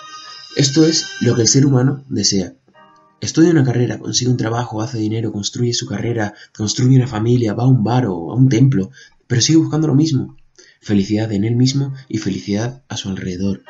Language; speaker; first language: Spanish; native; Spanish